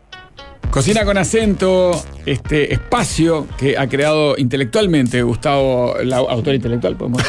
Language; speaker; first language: Spanish; native; Spanish